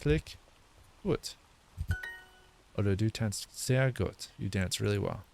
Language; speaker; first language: German; non-native, learner; English